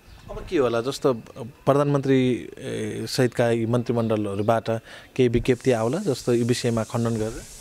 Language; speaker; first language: Nepali; native; Nepali